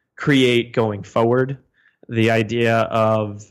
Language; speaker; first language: English; native; English